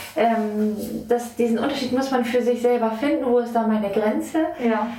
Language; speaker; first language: German; native; German